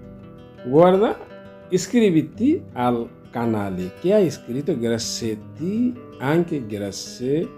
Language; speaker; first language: Italian; non-native, learner; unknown